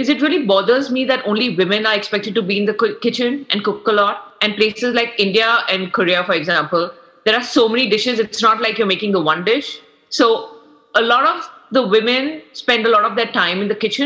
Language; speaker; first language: English; non-native, local second language; Hindi